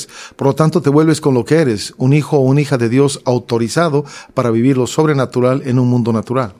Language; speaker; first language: Spanish; native; Spanish